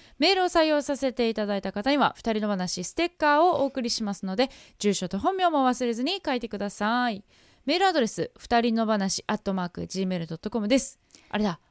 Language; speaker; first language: Japanese; native; Japanese